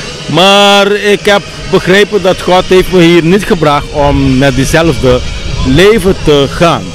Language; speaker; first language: Dutch; non-native, local second language; Papiamento